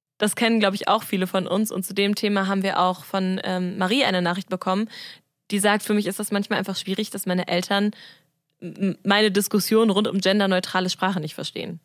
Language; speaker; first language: German; native; German